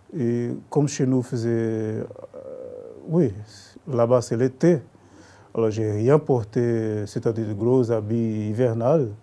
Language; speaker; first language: French; non-native, fluent; Portuguese